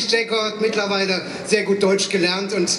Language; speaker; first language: German; native; German